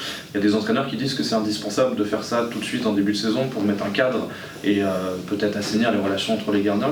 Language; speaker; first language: French; native; French